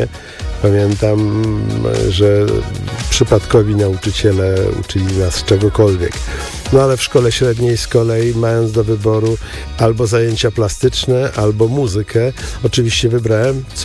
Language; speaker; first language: Polish; native; Polish